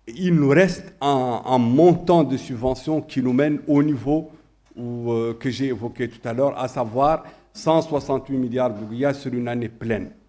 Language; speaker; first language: French; non-native, local second language; Arabic